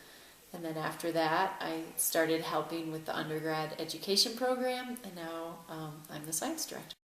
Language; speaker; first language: English; native; English